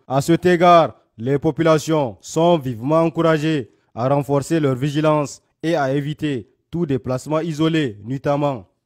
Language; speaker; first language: French; non-native, local second language; Hausa